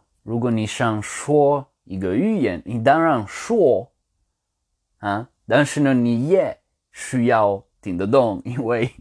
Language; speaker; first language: Chinese; non-native, learner; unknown